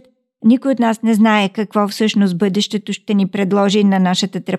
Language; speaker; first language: Bulgarian; native; Bulgarian